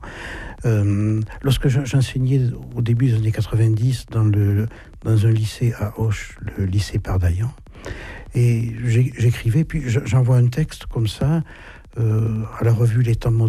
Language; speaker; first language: French; native; French